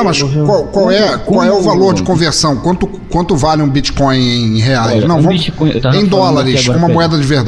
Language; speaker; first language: Portuguese; native; Portuguese